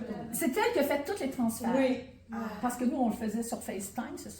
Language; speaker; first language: French; native; French